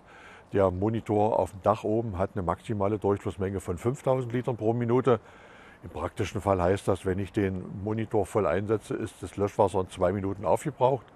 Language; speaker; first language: German; native; German